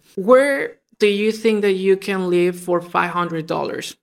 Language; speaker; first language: English; non-native, fluent; Spanish